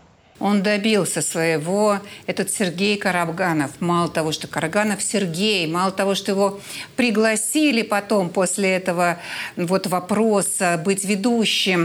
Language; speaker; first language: Russian; native; Russian